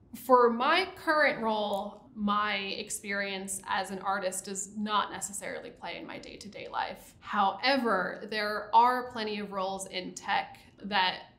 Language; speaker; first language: English; native; English